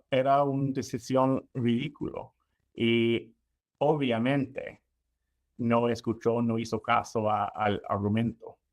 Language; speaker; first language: Spanish; non-native, fluent; English